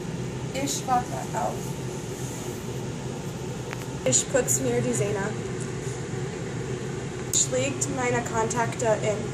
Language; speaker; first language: German; non-native, learner; English